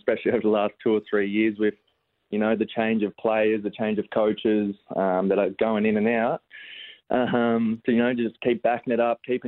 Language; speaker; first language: English; native; English